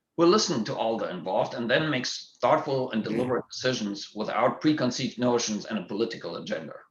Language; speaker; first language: English; non-native, fluent; German